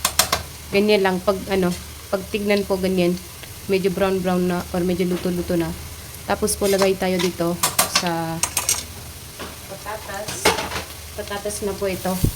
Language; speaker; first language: Filipino; non-native, learner; Punjabi